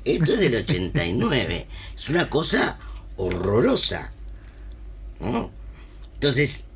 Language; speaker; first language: Spanish; native; Spanish